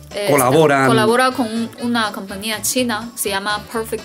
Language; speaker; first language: Spanish; non-native, learner; Chinese